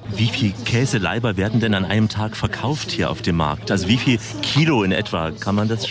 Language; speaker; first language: German; native; German